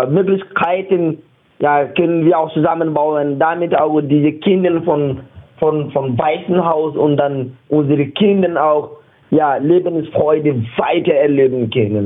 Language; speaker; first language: German; non-native, learner; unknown